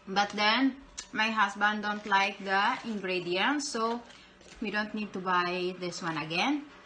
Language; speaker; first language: English; non-native, local second language; Cebuano